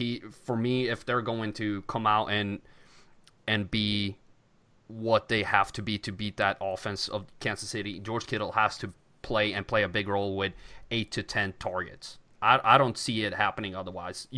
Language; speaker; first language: English; non-native, fluent; Swedish